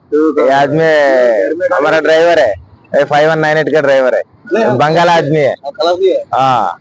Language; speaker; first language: Hindi; non-native, local second language; Telugu